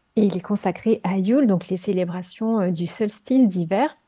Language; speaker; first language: French; native; French